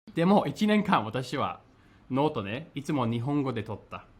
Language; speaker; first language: Japanese; non-native, fluent; English